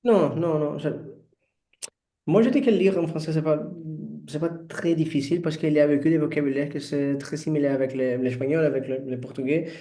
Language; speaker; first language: French; non-native, learner; Portuguese